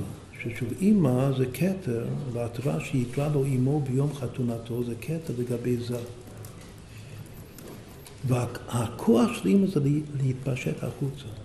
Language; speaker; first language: Hebrew; non-native, fluent; English